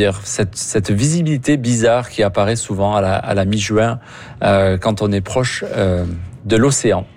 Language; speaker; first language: French; native; French